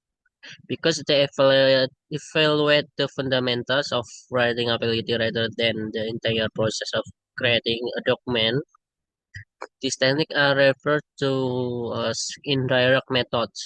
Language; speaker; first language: English; non-native, learner; Indonesian